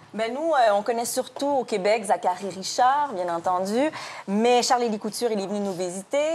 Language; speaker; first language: French; native; French